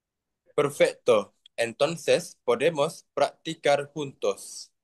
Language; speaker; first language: Spanish; non-native, learner; Malay